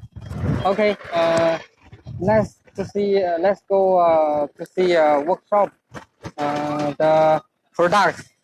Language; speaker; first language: English; non-native, learner; Chinese